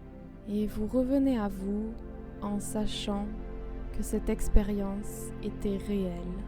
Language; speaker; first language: French; native; French